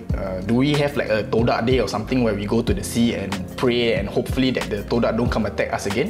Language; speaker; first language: English; non-native, local second language; Malay